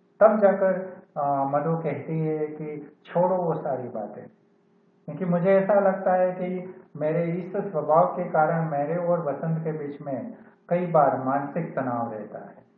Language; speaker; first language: Hindi; non-native, local second language; Gujarati